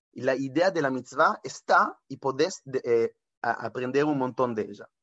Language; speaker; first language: Spanish; non-native, fluent; Hebrew